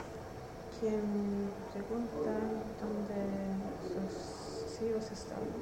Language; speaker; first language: Spanish; non-native, learner; Swedish